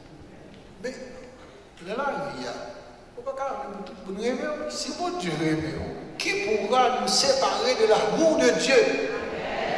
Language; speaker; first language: French; non-native, local second language; Haitian Creole